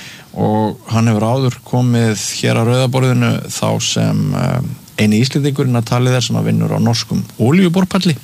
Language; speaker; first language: Icelandic; native; Icelandic